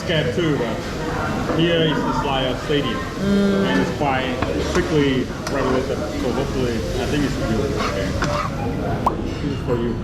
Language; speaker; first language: English; non-native, fluent; Vietnamese